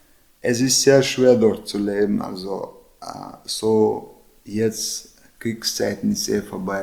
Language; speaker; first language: German; non-native, learner; Chechen